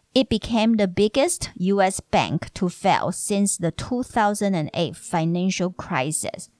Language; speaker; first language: English; non-native, fluent; Chinese